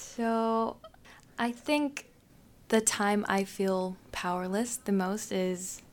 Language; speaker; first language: English; non-native, fluent; Japanese